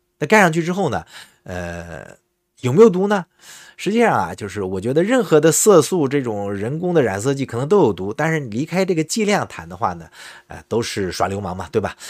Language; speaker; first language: Chinese; native; Chinese